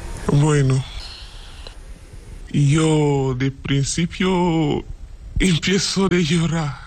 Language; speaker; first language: Spanish; non-native, learner; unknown